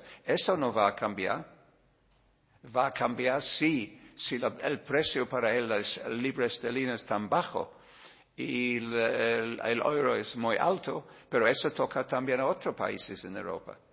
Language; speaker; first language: Spanish; non-native, learner; English